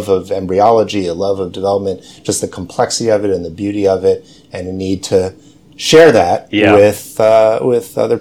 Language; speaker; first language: English; native; English